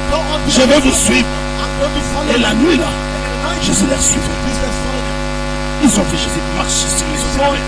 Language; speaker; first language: French; non-native, local second language; Lingala